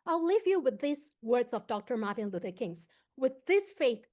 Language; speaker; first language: English; non-native, local second language; Chinese